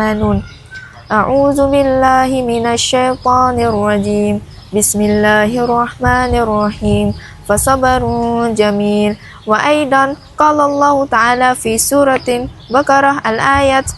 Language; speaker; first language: Arabic; non-native, learner; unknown